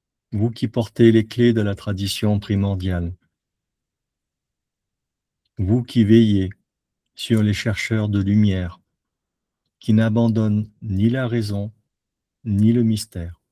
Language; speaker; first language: French; native; French